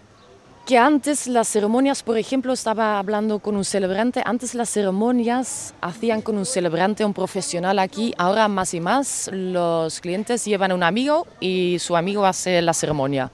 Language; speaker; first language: Spanish; non-native, fluent; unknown